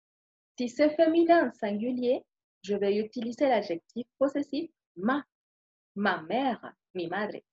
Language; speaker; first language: French; non-native, fluent; Spanish